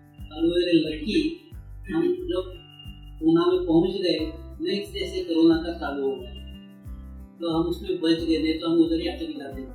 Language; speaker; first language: Hindi; non-native, local second language; Marathi